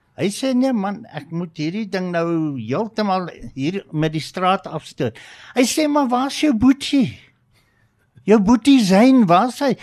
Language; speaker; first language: Afrikaans; non-native, local second language; English